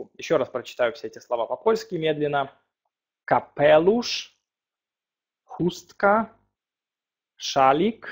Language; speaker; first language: Polish; non-native, fluent; Russian